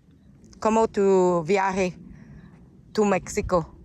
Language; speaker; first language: Spanish; non-native, learner; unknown